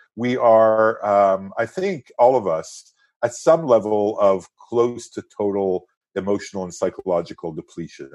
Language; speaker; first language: English; non-native, fluent; French